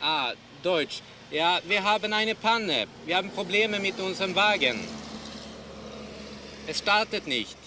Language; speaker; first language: German; non-native, learner; Swedish